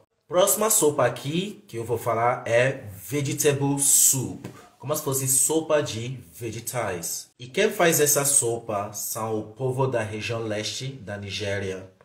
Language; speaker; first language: Portuguese; non-native, fluent; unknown